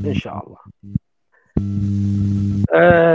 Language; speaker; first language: Arabic; native; Arabic